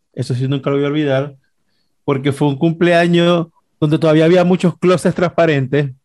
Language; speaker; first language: Spanish; native; Spanish